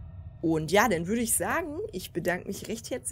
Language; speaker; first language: German; native; German